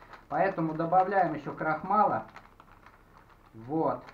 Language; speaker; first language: Russian; native; Russian